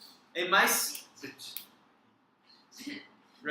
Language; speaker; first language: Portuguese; non-native, learner; English